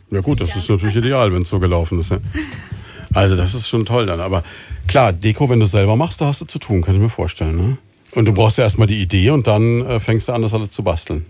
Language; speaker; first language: German; native; German